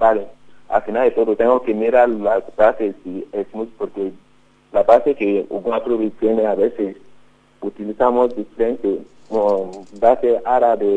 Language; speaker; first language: Spanish; non-native, learner; Yoruba